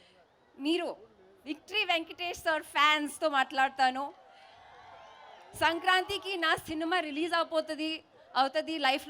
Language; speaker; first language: Telugu; non-native, local second language; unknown